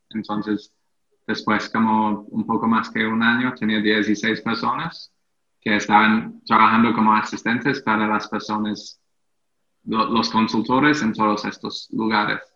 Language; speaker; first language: Spanish; non-native, fluent; English